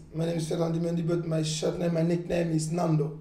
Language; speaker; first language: English; non-native, learner; French